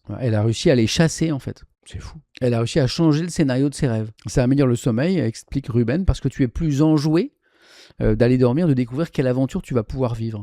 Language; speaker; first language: French; native; French